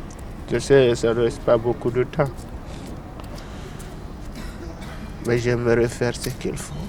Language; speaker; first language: French; non-native, local second language; Fula